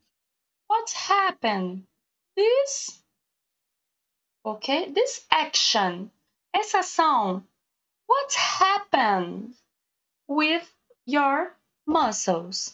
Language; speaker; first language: English; non-native, learner; Portuguese